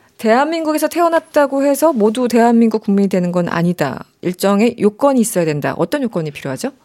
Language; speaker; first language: Korean; native; Korean